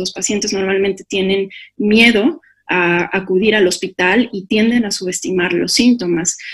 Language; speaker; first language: Spanish; native; Spanish